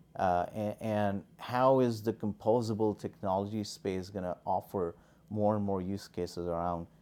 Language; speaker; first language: English; non-native, local second language; Hindi